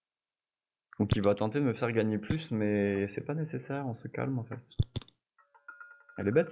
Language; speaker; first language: French; native; French